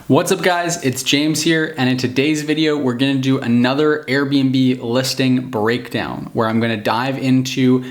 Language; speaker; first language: English; native; English